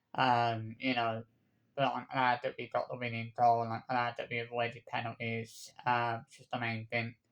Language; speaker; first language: English; native; English